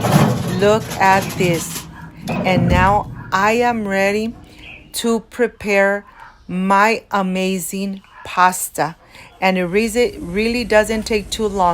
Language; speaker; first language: English; non-native, fluent; Spanish